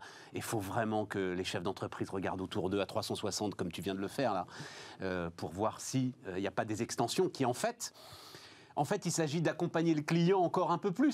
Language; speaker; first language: French; native; French